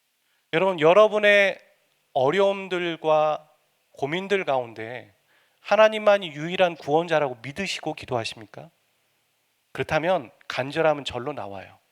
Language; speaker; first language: Korean; native; Korean